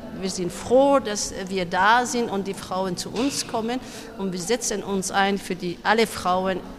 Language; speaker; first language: German; non-native, fluent; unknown